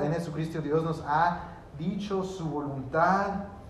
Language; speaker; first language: Spanish; early bilingual, heritage; Spanish